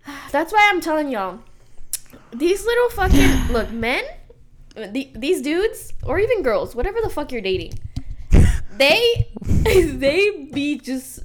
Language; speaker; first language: English; early bilingual, other home language; Spanish